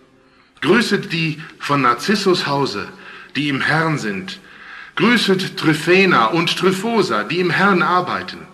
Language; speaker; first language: German; native; German